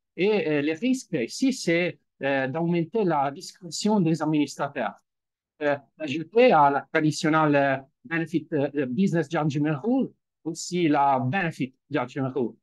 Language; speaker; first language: French; non-native, fluent; Italian